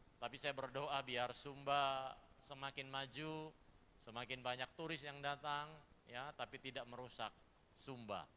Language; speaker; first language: Indonesian; native; Indonesian